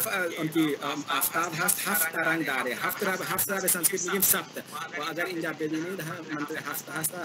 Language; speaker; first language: Persian; non-native, learner; Hindi